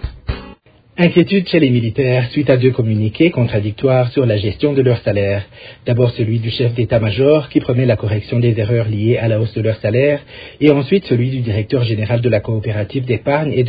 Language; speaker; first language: French; non-native, local second language; Rundi